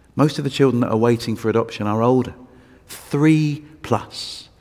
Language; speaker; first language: English; native; English